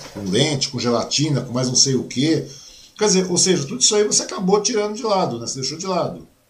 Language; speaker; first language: Portuguese; early bilingual, other home language; Chinese